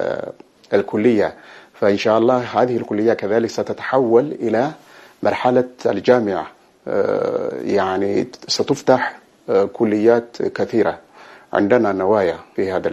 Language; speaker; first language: Arabic; non-native, fluent; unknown